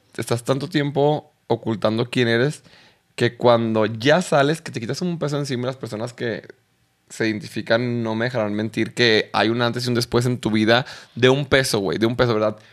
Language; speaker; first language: Spanish; native; Spanish